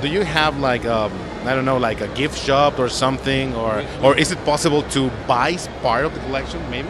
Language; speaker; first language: English; non-native, fluent; Spanish